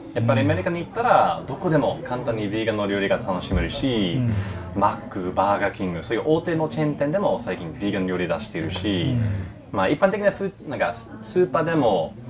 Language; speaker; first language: Japanese; non-native, fluent; English